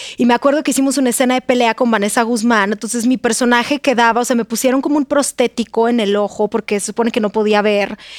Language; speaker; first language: Spanish; non-native, fluent; Russian